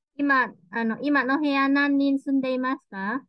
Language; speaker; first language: Japanese; non-native, fluent; Vietnamese